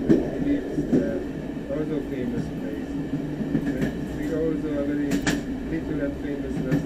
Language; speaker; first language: English; non-native, learner; Hungarian